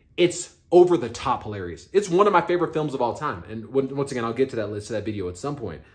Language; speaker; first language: English; native; English